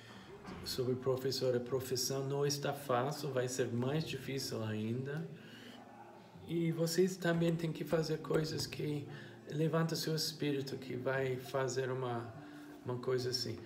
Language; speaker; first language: Portuguese; non-native, fluent; English